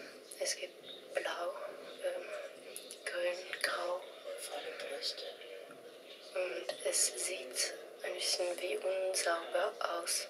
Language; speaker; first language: German; non-native, learner; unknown